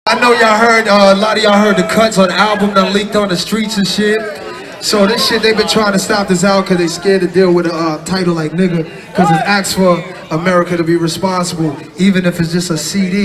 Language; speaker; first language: English; native; English